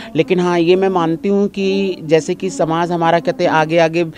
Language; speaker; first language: Hindi; native; Hindi